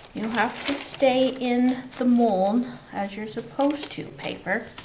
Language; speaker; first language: English; native; English